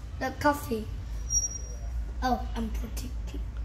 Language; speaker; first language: English; non-native, learner; Vietnamese